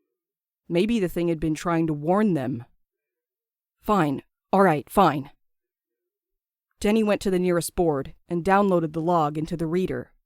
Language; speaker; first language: English; native; English